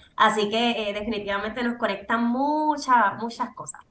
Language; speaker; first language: Spanish; native; Spanish